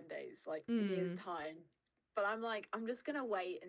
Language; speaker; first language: English; native; English